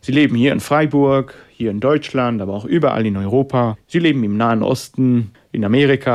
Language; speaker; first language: German; non-native, fluent; Hebrew